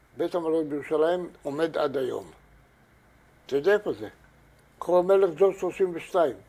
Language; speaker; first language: Hebrew; native; Hebrew